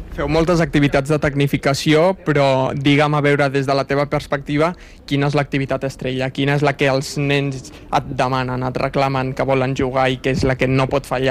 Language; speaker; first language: Catalan; native; Catalan